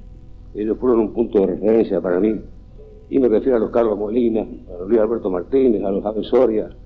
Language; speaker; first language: Spanish; native; Spanish